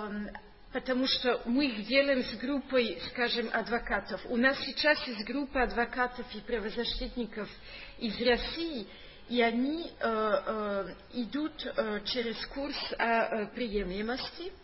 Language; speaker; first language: Russian; non-native, fluent; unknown